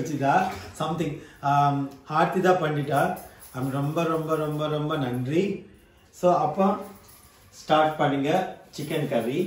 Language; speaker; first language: Tamil; non-native, learner; Telugu